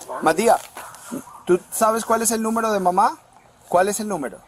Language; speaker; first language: Spanish; early bilingual, heritage; Spanish